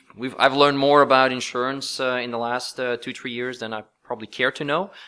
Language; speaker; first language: English; non-native, fluent; Dutch